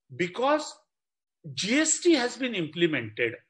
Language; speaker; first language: English; non-native, local second language; Marathi